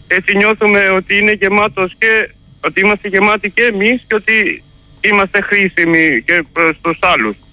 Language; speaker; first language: Greek; early bilingual, heritage; Greek